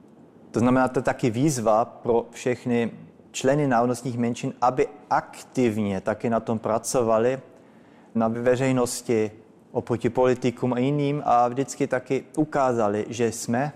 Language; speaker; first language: Czech; early bilingual, heritage; Czech